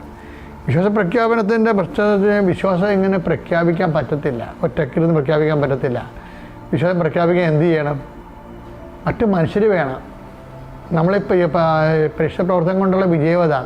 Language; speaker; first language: Malayalam; native; Malayalam